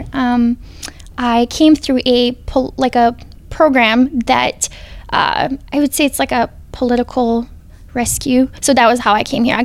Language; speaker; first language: English; early bilingual, other home language; Bosnian